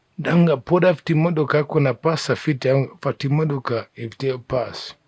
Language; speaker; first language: Kinyarwanda; early bilingual, heritage; Kinyarwanda